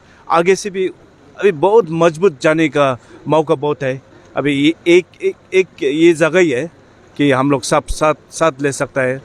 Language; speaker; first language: Hindi; non-native, fluent; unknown